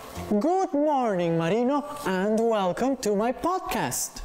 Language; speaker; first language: English; non-native, learner; Spanish